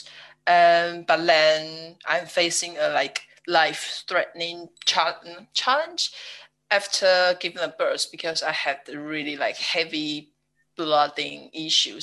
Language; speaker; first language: English; non-native, fluent; Chinese